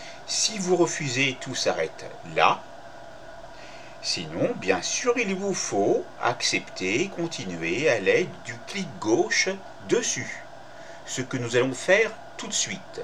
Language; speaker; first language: French; native; French